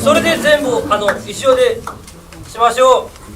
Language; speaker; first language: Japanese; non-native, fluent; Tibetan